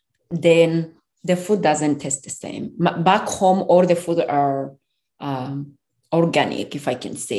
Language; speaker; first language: English; non-native, local second language; Kinyarwanda